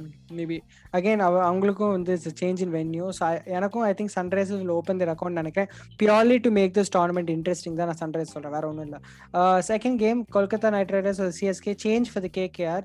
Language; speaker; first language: English; non-native, local second language; Tamil